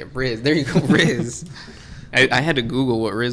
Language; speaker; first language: English; native; English